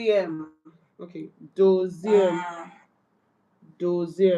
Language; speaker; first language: French; non-native, learner; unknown